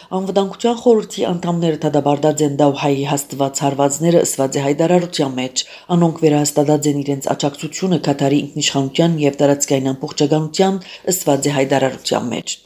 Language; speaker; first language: Armenian; early bilingual, heritage; Armenian